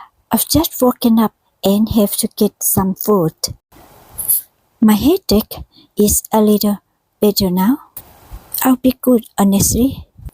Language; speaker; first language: English; non-native, learner; Thai